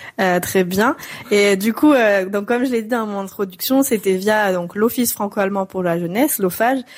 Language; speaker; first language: French; native; French